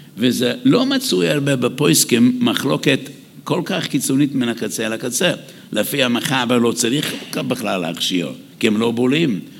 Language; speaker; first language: Hebrew; non-native, fluent; English